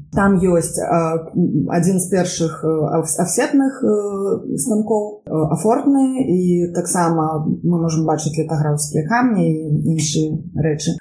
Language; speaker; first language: Belarusian; non-native, local second language; Russian